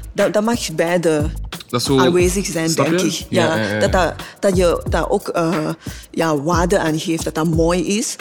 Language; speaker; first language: Dutch; non-native, fluent; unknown